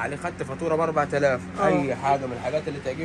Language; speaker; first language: Arabic; native; Arabic